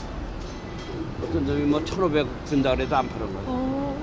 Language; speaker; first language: Korean; native; Korean